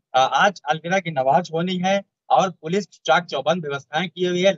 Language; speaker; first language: Hindi; native; Hindi